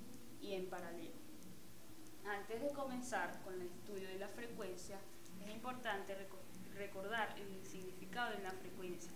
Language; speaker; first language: Spanish; native; Spanish